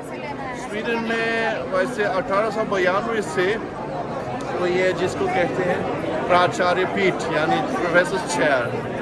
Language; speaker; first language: Hindi; non-native, fluent; German